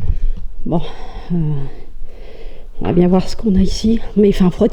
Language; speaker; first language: French; native; French